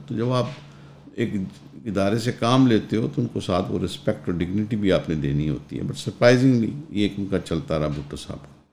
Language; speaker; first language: Urdu; non-native, local second language; Punjabi